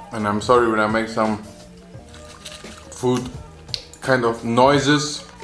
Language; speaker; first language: English; non-native, fluent; German